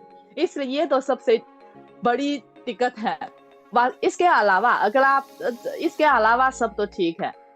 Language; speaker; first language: Hindi; non-native, fluent; Chinese